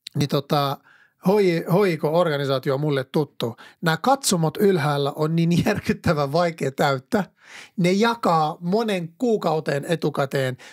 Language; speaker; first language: Finnish; non-native, fluent; Arabic